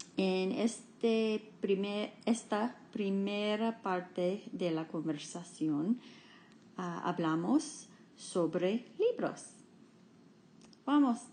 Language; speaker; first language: Spanish; non-native, fluent; English